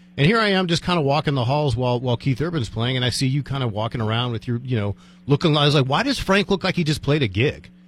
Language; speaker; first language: English; native; English